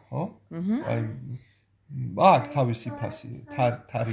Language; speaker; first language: Georgian; non-native, learner; German